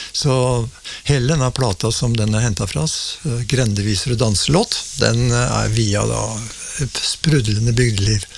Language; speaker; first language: Norwegian; native; Norwegian